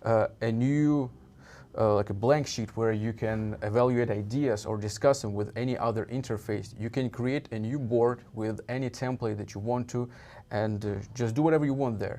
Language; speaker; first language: English; non-native, fluent; Russian